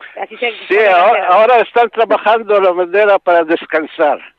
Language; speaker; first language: Spanish; non-native, learner; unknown